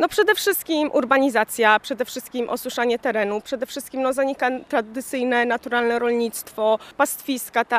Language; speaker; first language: Polish; native; Polish